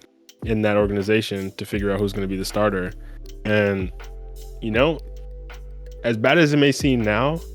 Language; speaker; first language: English; native; English